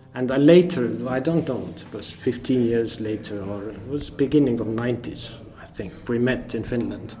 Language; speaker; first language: English; non-native, learner; Estonian